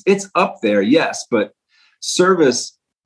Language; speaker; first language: English; native; English